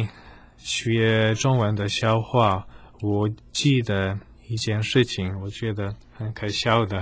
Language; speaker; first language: Chinese; non-native, fluent; Polish